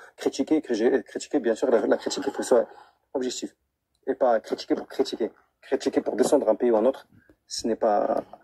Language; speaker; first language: French; non-native, local second language; Arabic